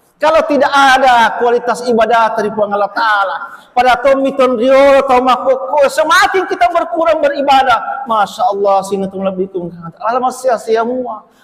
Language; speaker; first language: Malay; non-native, local second language; Buginese